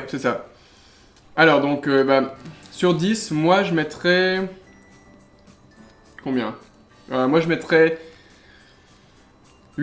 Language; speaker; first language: French; native; French